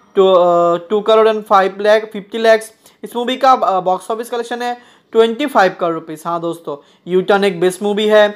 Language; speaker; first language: Hindi; non-native, local second language; Bangla